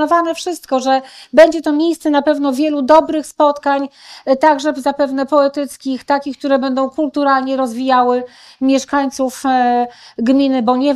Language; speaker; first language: Polish; native; Polish